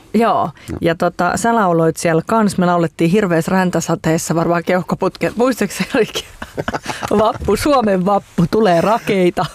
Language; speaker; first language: Finnish; native; Finnish